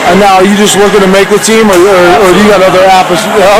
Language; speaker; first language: English; native; English